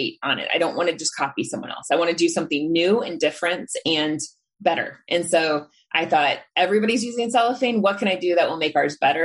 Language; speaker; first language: English; native; English